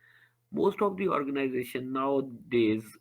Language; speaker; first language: English; non-native, local second language; Urdu